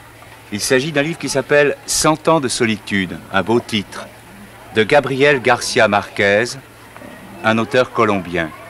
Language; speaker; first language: French; native; French